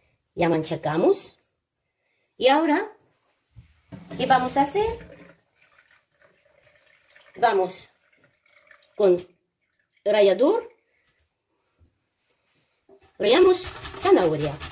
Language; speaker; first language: Spanish; non-native, learner; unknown